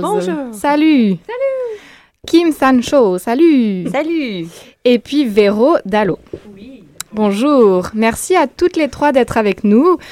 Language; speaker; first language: French; non-native, learner; English